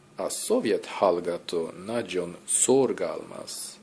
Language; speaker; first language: Hungarian; non-native, learner; English